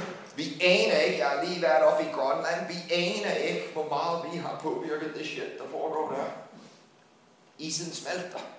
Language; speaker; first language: Danish; non-native, fluent; English